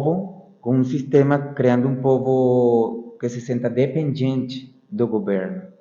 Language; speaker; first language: Portuguese; non-native, fluent; Spanish